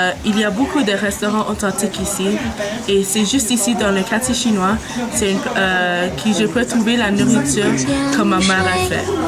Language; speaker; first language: French; non-native, local second language; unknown